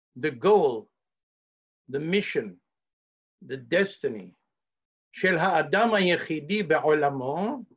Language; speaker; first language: English; early bilingual, heritage; English